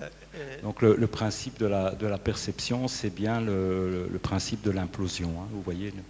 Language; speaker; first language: French; native; French